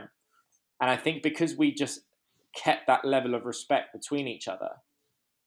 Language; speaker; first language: English; native; English